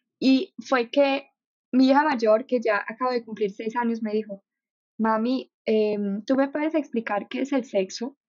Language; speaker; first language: Spanish; non-native, fluent; German